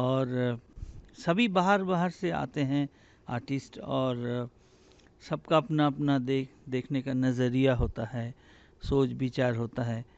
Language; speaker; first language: Hindi; native; Hindi